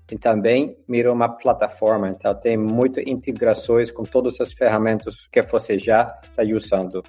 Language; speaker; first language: Portuguese; non-native, learner; Dutch